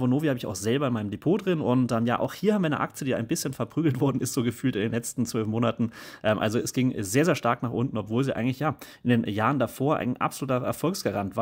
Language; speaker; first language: German; native; German